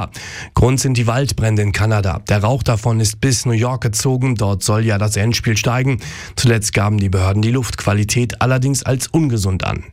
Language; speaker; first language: German; native; German